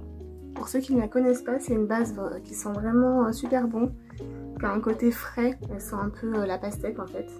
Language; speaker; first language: French; native; French